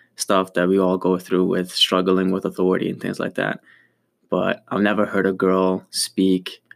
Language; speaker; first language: English; early bilingual, other home language; Ukrainian